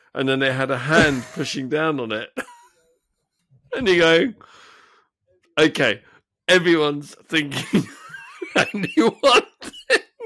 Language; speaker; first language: English; native; English